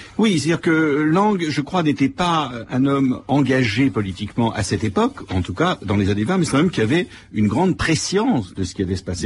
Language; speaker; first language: French; native; French